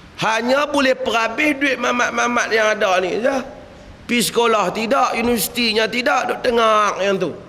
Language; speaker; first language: Malay; native; Malay